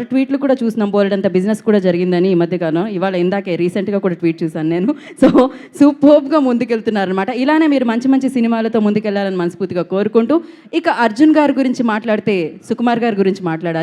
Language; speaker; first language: Telugu; native; Telugu